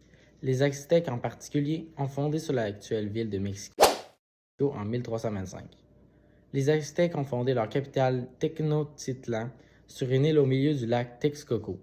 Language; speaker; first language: French; native; French